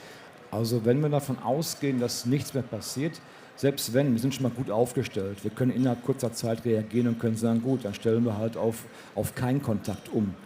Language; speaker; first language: German; native; German